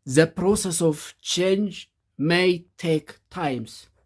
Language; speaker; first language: English; non-native, local second language; Amharic